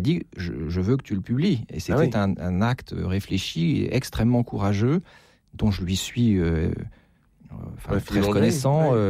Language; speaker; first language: French; native; French